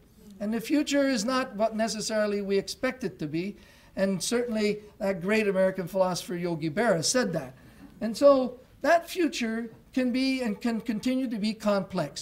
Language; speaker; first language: English; non-native, local second language; French